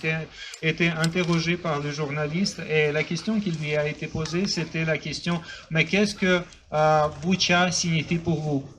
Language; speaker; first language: French; non-native, fluent; Ukrainian